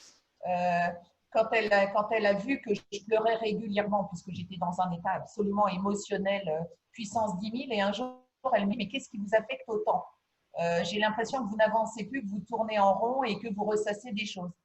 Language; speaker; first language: French; native; French